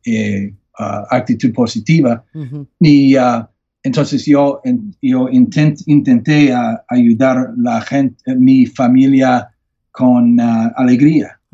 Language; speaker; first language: Spanish; non-native, learner; English